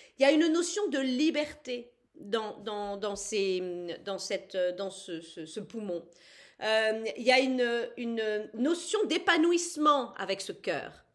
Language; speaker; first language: French; native; French